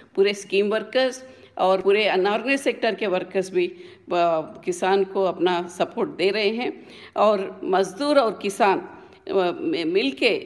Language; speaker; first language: Hindi; non-native, local second language; Telugu